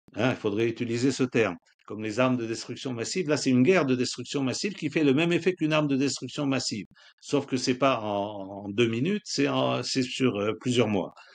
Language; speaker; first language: French; non-native, local second language; Arabic